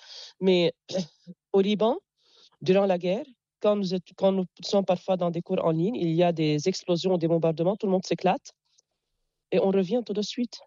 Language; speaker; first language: French; non-native, local second language; Arabic